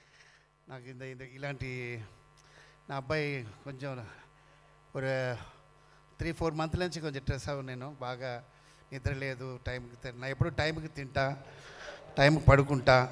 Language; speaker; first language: Telugu; non-native, learner; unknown